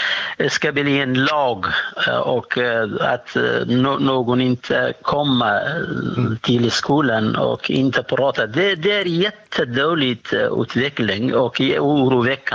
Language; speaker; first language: Swedish; non-native, fluent; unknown